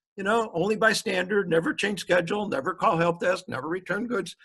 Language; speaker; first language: English; native; English